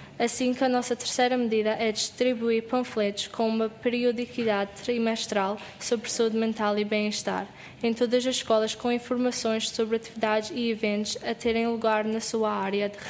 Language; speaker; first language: Portuguese; non-native, learner; English